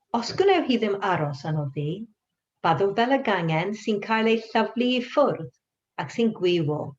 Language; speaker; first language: Welsh; non-native, local second language; English